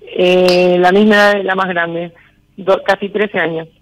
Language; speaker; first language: Spanish; native; Spanish